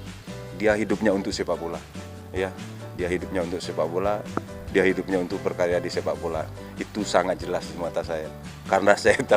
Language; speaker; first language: Indonesian; non-native, local second language; Minangkabau